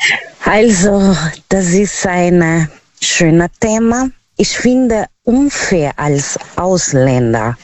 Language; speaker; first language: German; non-native, learner; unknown